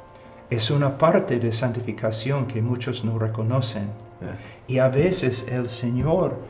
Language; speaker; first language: Spanish; non-native, fluent; English